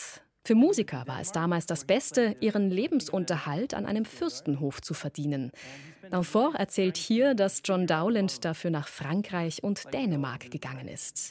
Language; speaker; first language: German; native; German